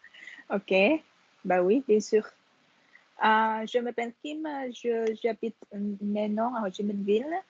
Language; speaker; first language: French; non-native, fluent; Vietnamese